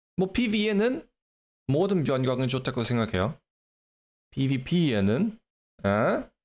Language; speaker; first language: Korean; non-native, fluent; English